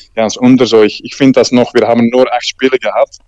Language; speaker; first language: German; non-native, learner; Dutch